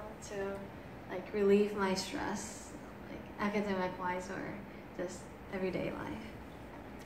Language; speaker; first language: English; early bilingual, other home language; Japanese